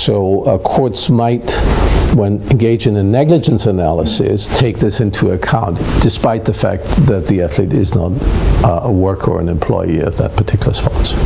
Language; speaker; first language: English; non-native, fluent; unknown